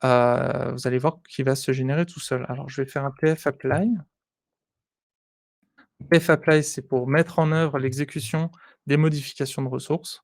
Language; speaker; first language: French; native; French